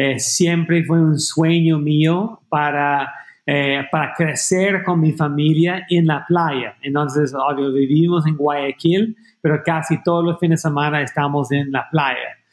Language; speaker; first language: Spanish; non-native, fluent; English